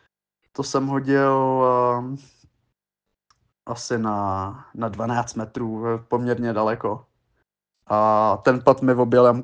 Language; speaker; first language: Czech; native; Czech